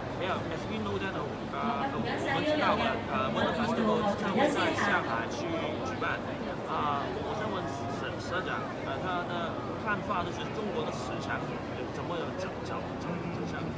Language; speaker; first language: Chinese; non-native, fluent; Cantonese